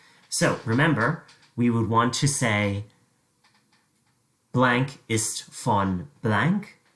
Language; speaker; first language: German; non-native, fluent; English